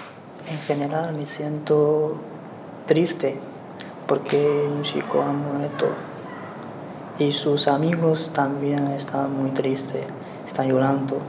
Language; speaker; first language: Spanish; non-native, learner; Chinese